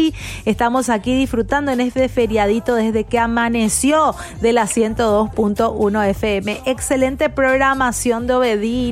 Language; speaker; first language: Spanish; native; Spanish